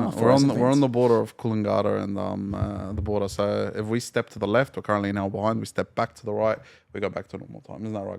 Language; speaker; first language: English; native; English